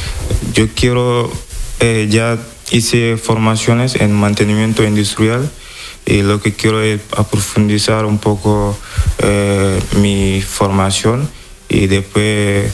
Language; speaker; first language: Spanish; non-native, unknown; Wolof